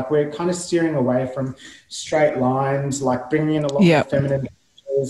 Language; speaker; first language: English; native; English